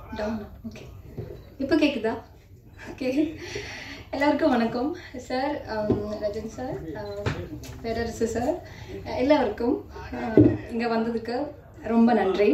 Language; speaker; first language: Tamil; non-native, learner; Malayalam